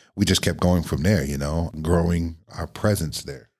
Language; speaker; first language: English; native; English